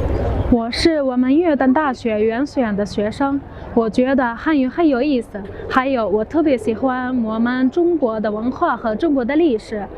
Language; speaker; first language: Chinese; non-native, learner; Arabic